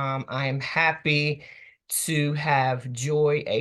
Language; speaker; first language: English; native; English